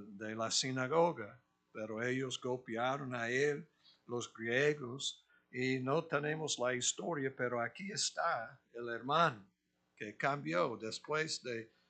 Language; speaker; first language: Spanish; non-native, fluent; English